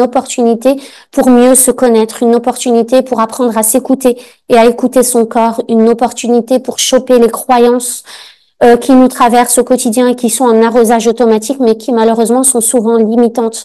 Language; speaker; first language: French; native; French